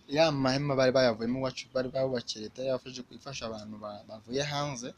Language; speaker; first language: Kinyarwanda; early bilingual, heritage; Swahili